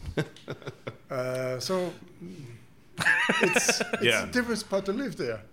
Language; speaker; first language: English; non-native, fluent; German